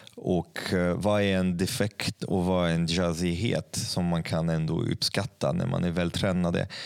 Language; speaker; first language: Swedish; non-native, fluent; French